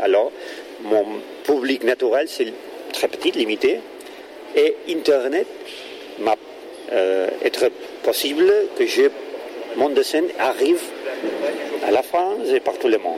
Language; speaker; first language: French; non-native, learner; Catalan